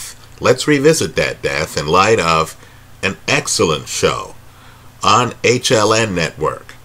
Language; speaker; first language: English; native; English